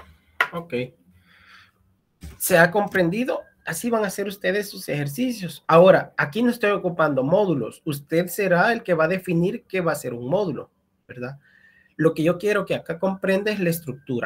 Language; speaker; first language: Spanish; native; Spanish